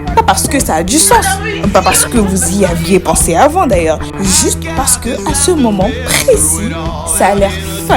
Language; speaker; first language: French; native; French